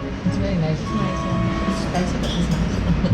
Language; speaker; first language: English; non-native, learner; Spanish